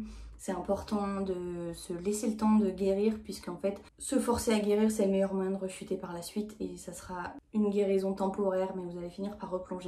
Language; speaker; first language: French; native; French